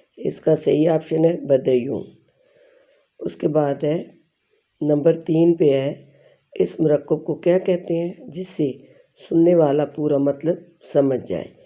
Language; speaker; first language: Urdu; non-native, local second language; Pashto